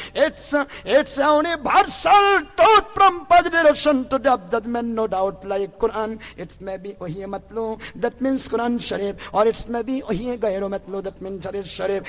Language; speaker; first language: English; non-native, local second language; Bangla